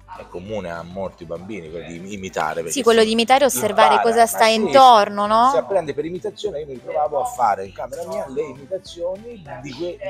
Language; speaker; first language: Italian; native; Italian